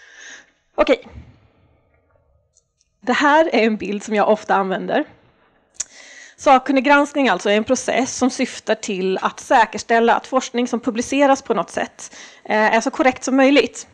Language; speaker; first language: Swedish; native; Swedish